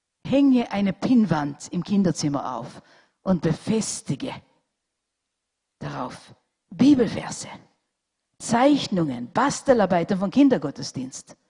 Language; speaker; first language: German; non-native, fluent; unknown